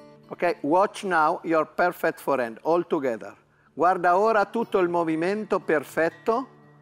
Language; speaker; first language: English; non-native, fluent; Italian